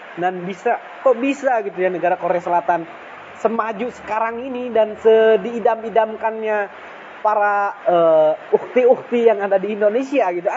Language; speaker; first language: Indonesian; non-native, local second language; Sundanese